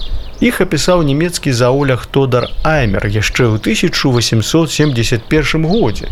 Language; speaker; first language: Belarusian; native; Belarusian